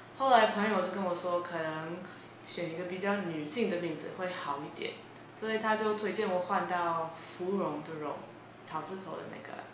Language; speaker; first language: Chinese; non-native, fluent; English